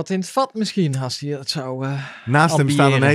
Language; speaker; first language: Dutch; native; Dutch